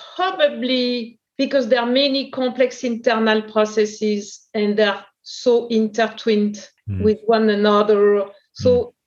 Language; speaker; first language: English; non-native, fluent; French